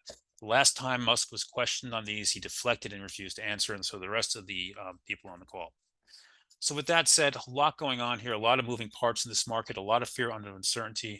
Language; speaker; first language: English; native; English